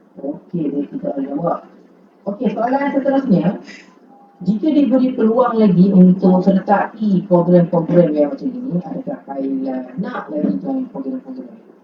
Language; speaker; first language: Malay; native; Malay